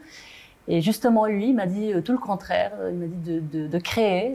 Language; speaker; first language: French; non-native, local second language; Arabic